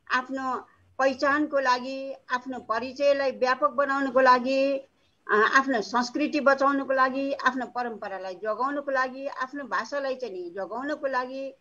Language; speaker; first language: Nepali; non-native, local second language; Newari